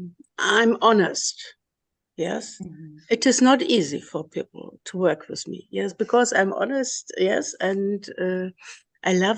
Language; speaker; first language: English; non-native, learner; German